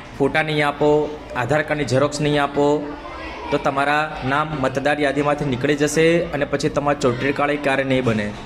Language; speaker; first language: Gujarati; native; Gujarati